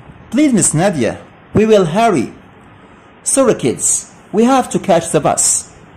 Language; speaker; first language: English; non-native, fluent; Arabic